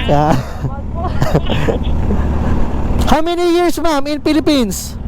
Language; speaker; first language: English; non-native, learner; Filipino